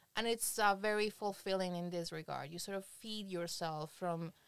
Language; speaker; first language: English; non-native, fluent; Spanish